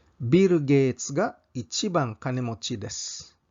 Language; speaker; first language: Japanese; non-native, fluent; Cebuano